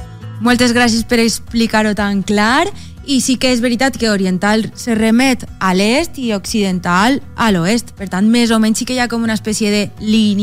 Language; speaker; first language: Catalan; native; Catalan